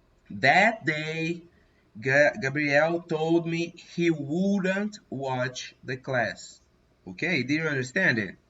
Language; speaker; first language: English; non-native, fluent; Portuguese